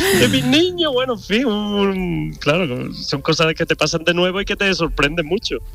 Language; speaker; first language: Spanish; native; Spanish